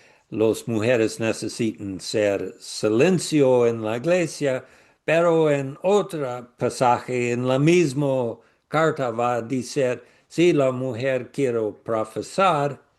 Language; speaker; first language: Spanish; non-native, learner; English